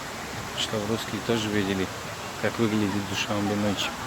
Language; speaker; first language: Russian; non-native, local second language; Tajik